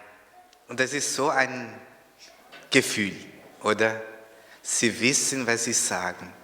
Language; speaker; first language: German; non-native, fluent; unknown